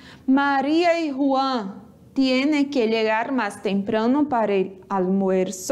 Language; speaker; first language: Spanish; non-native, fluent; Portuguese